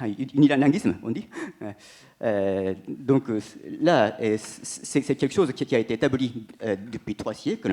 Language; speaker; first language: French; non-native, fluent; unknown